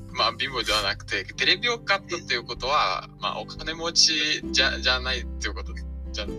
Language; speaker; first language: Japanese; non-native, learner; Portuguese